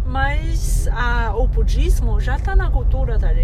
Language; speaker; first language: Portuguese; non-native, fluent; Chinese